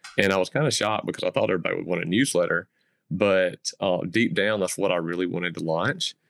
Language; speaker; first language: English; native; English